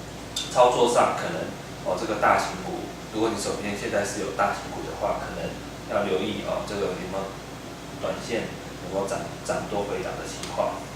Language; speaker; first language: Chinese; native; Chinese